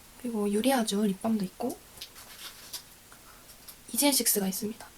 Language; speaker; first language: Korean; native; Korean